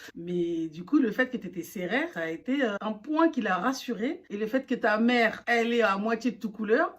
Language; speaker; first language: French; early bilingual, other home language; Soninke